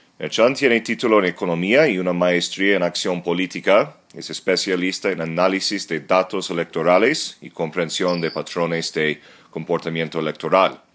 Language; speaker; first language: Spanish; non-native, fluent; English